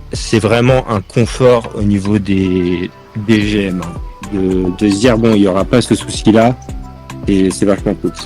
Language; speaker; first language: French; native; French